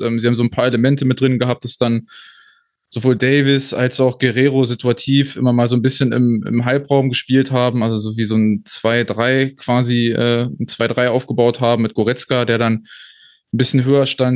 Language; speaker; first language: German; native; German